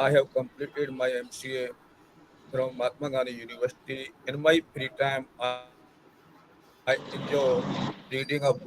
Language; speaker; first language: English; non-native, learner; Hindi